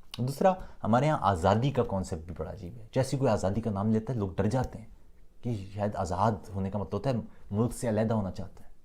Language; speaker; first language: Urdu; native; Urdu